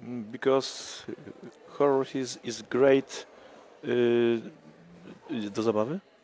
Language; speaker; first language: English; non-native, learner; Polish